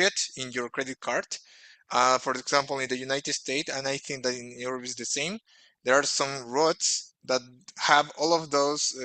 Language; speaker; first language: English; non-native, fluent; Portuguese